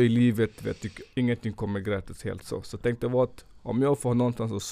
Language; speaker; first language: Swedish; non-native, fluent; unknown